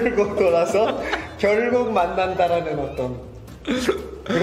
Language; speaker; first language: Korean; native; Korean